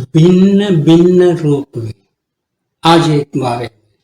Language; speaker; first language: Hindi; non-native, local second language; Tamil